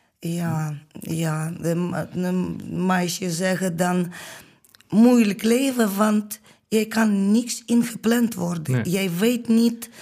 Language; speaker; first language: Dutch; non-native, learner; Ukrainian